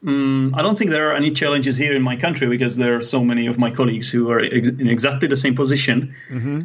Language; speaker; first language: English; non-native, fluent; Czech